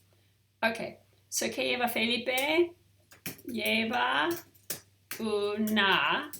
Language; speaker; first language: Spanish; non-native, learner; English